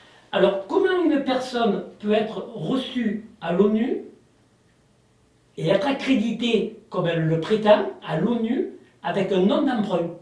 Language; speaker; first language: French; native; French